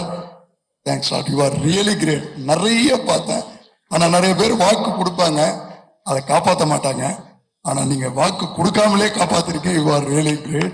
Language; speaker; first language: Tamil; native; Tamil